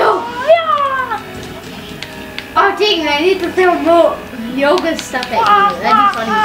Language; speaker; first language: English; native; English